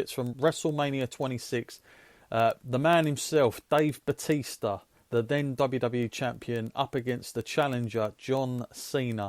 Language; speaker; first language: English; native; English